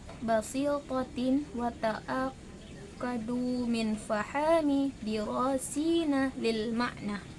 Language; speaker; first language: Arabic; non-native, learner; Indonesian